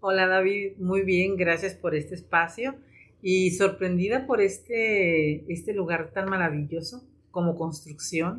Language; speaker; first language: Spanish; native; Spanish